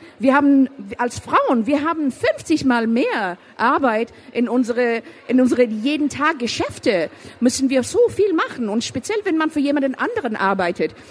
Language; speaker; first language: German; non-native, fluent; Persian